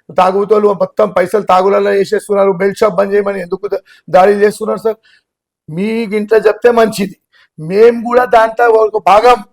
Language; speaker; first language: Telugu; non-native, local second language; Gujarati